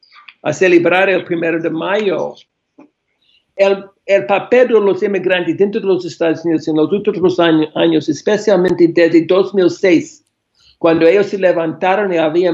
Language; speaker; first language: Spanish; non-native, fluent; English